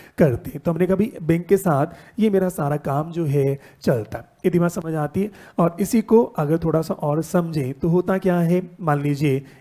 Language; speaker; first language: Hindi; native; Hindi